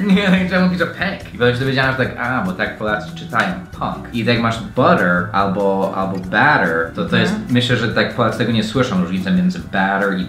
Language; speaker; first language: Polish; non-native, fluent; English